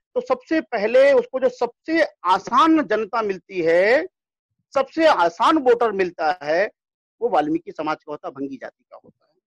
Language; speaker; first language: Hindi; native; Hindi